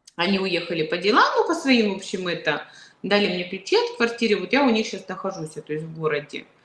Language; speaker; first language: Russian; native; Russian